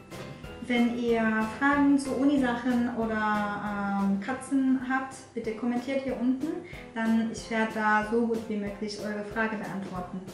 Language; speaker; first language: German; non-native, fluent; Korean